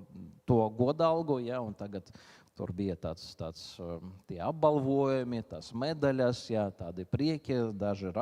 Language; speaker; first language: Latvian; non-native, local second language; Russian